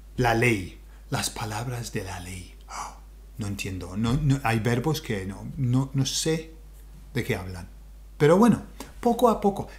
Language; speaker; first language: Spanish; non-native, fluent; English